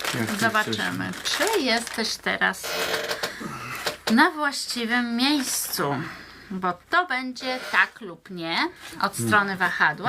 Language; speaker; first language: Polish; native; Polish